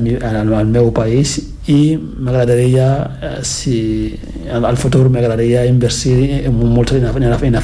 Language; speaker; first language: Catalan; non-native, fluent; Fula